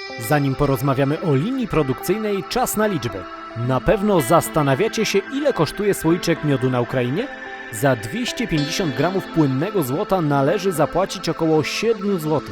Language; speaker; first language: Polish; native; Polish